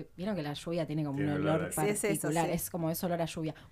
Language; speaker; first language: Spanish; native; Spanish